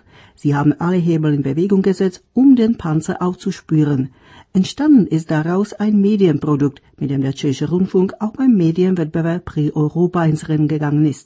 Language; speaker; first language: German; native; German